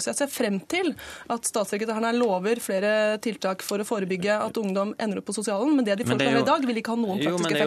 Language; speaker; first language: Norwegian; native; Norwegian